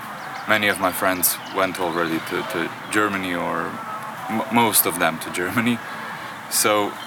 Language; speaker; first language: English; non-native, fluent; Croatian